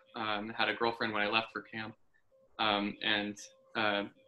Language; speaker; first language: English; native; English